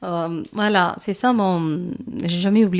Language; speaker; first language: French; non-native, learner; Malayalam